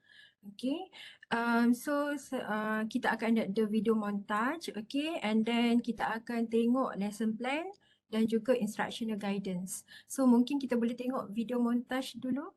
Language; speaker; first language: Malay; native; Malay